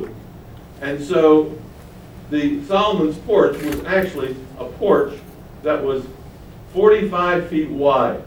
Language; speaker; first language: English; native; English